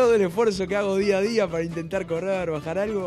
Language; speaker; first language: Spanish; native; Spanish